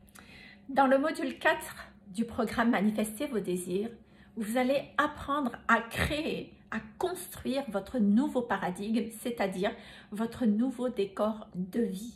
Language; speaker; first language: French; native; French